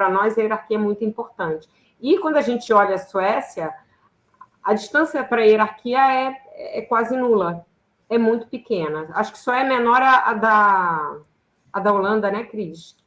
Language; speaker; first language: Portuguese; native; Portuguese